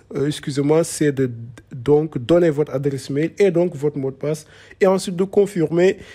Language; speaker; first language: French; non-native, local second language; Wolof